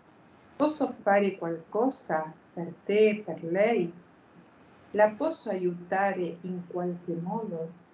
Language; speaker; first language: Italian; non-native, learner; Spanish